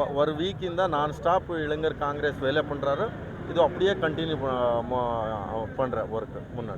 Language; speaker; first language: Tamil; non-native, local second language; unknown